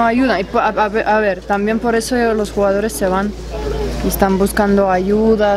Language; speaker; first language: Spanish; non-native, fluent; Russian